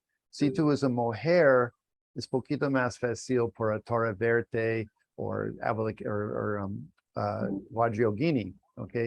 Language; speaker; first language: Spanish; non-native, learner; English